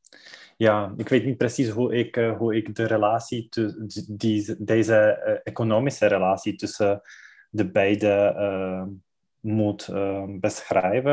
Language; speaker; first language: Dutch; non-native, learner; Czech